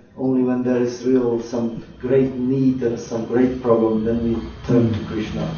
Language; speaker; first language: English; non-native, fluent; Czech